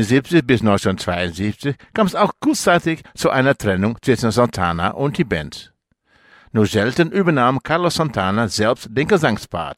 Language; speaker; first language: German; native; German